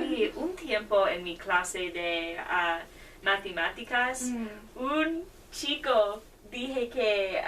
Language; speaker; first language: Spanish; non-native, learner; English